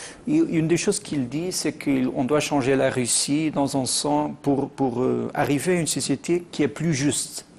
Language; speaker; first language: French; non-native, fluent; Portuguese